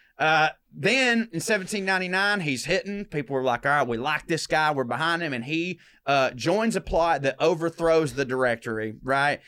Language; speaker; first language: English; native; English